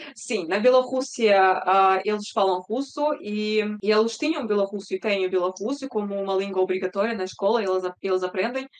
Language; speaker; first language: Portuguese; early bilingual, other home language; Russian